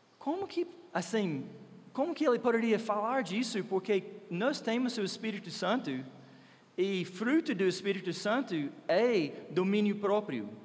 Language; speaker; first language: Portuguese; non-native, fluent; English